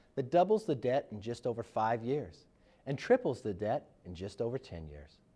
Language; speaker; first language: English; native; English